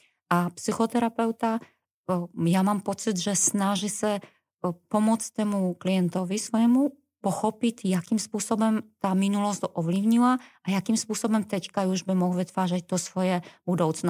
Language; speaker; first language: Czech; non-native, fluent; Polish